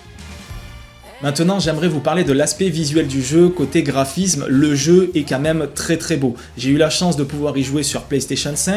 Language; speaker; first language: French; native; French